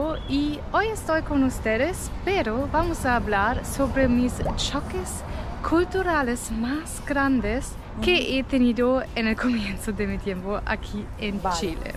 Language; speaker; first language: Spanish; non-native, fluent; German